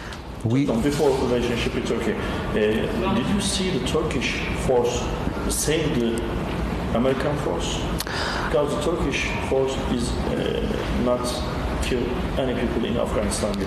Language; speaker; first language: English; non-native, learner; Turkish